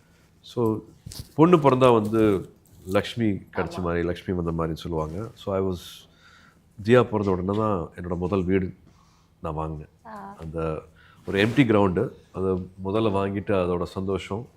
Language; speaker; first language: Tamil; native; Tamil